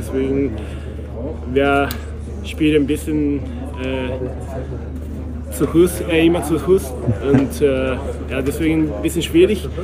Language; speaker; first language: German; non-native, learner; Japanese